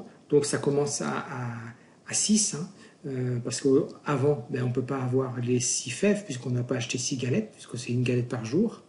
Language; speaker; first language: French; native; French